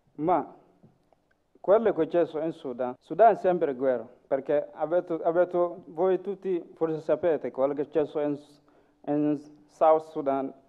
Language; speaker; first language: Italian; non-native, learner; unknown